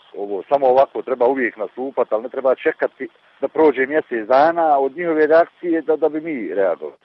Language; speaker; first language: Bosnian; native; Bosnian